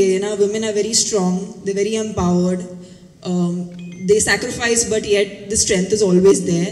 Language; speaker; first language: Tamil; non-native, fluent; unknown